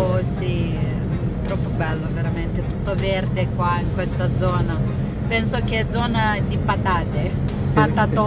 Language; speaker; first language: Italian; non-native, fluent; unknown